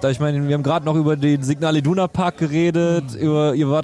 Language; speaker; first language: German; native; German